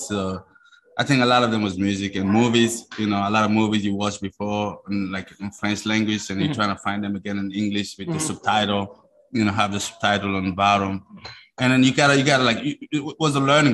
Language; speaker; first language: English; non-native, fluent; Mossi